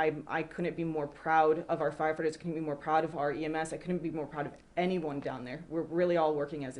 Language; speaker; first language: English; native; English